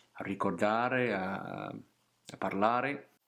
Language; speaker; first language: Italian; non-native, fluent; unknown